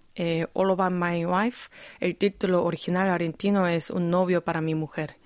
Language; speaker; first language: Spanish; non-native, fluent; Korean